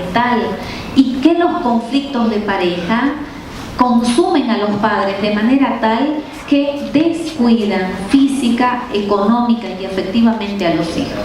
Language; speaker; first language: Spanish; native; Spanish